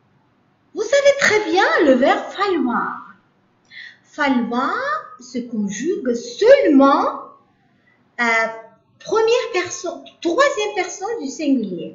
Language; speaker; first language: French; non-native, learner; Uzbek